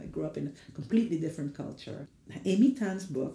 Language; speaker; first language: English; non-native, local second language; Filipino